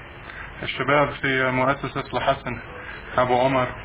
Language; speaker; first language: Arabic; non-native, fluent; English